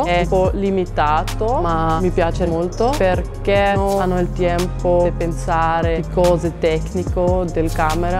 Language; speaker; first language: Italian; non-native, local second language; Swiss German